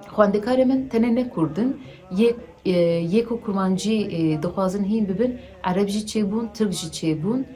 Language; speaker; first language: Kurdish; native; Kurdish